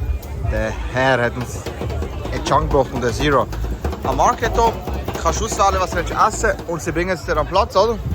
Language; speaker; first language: German; early bilingual, other home language; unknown